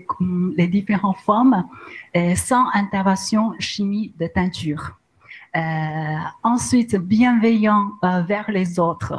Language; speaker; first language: French; non-native, learner; Chinese